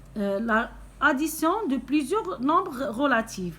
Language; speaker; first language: French; non-native, local second language; Arabic